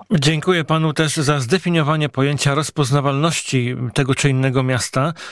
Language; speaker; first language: Polish; native; Polish